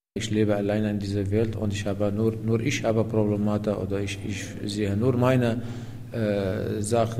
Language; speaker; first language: German; non-native, learner; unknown